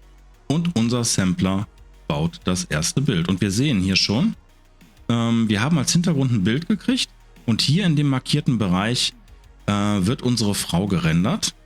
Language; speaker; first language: German; native; German